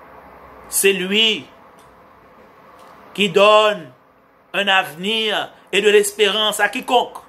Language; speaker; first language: French; non-native, local second language; Haitian Creole